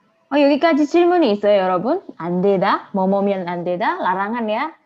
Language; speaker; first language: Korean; non-native, fluent; Indonesian